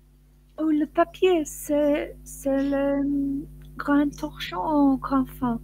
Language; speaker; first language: French; non-native, learner; English